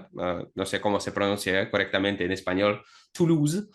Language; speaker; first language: Spanish; non-native, fluent; Russian